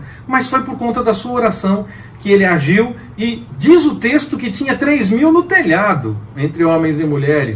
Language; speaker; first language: Portuguese; native; Portuguese